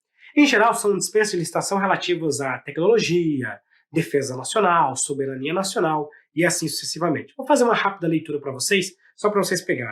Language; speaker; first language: Portuguese; native; Portuguese